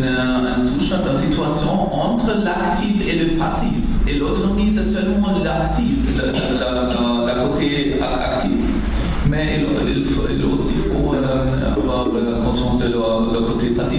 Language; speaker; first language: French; non-native, learner; German